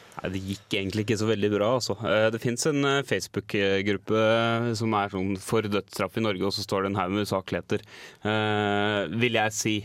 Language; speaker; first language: Norwegian; native; Norwegian